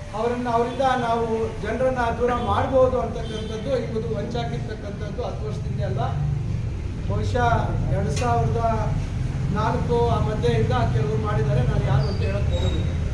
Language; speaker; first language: Kannada; native; Kannada